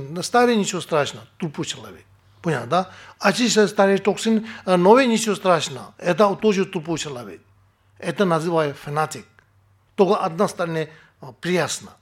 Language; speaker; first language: Russian; non-native, learner; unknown